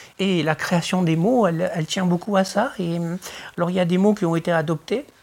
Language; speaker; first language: French; early bilingual, other home language; Spanish